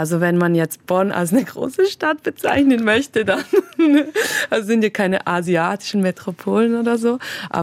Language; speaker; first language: German; native; German